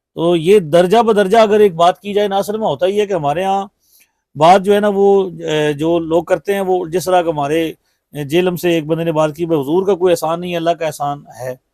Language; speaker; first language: Urdu; non-native, local second language; Punjabi